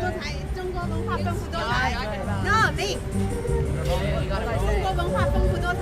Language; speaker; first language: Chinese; early bilingual, other home language; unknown